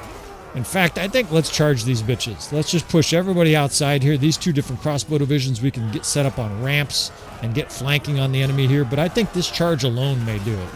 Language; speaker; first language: English; native; English